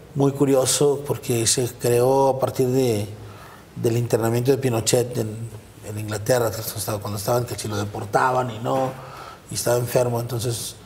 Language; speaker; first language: Spanish; native; Spanish